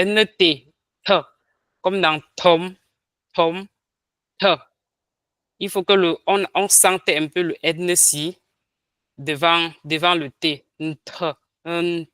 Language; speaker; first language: French; non-native, local second language; Ghomala